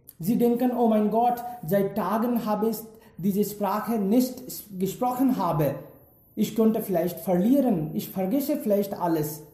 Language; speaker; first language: German; non-native, fluent; Hindi